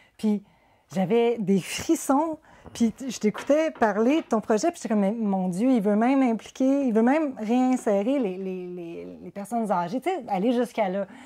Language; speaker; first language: French; native; French